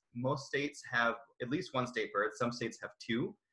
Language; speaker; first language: English; native; English